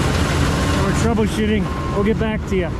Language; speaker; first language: English; native; English